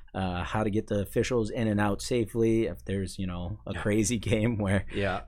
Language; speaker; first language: English; native; English